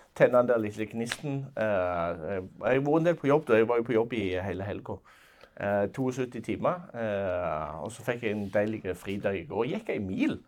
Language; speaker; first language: Norwegian; native; Norwegian